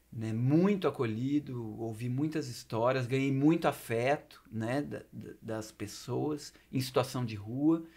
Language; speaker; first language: Portuguese; native; Portuguese